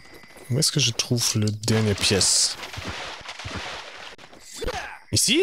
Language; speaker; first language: French; non-native, learner; German